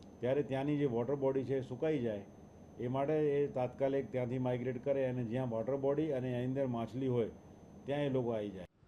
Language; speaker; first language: Gujarati; native; Gujarati